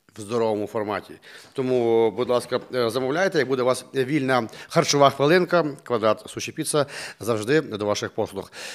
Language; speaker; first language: Ukrainian; native; Ukrainian